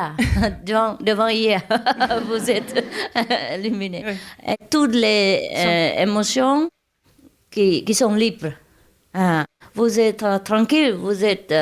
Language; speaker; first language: French; non-native, learner; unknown